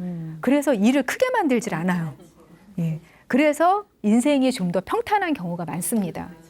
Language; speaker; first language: Korean; native; Korean